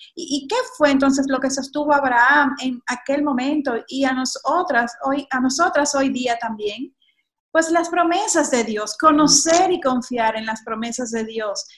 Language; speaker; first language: Spanish; native; Spanish